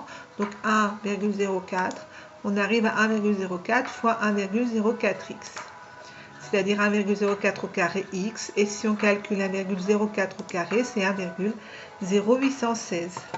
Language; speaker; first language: French; native; French